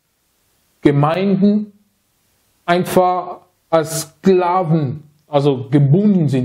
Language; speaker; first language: German; non-native, fluent; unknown